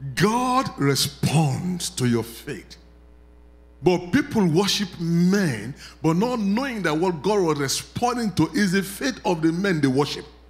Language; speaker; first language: English; non-native, local second language; Yoruba